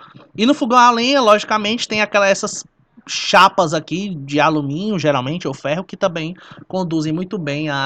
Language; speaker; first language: Portuguese; native; Portuguese